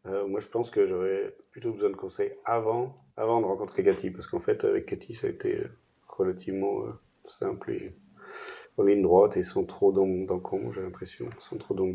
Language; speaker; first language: French; native; French